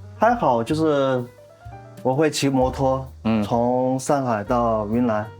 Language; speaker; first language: Chinese; native; Chinese